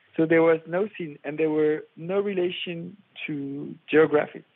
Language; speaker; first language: English; non-native, fluent; French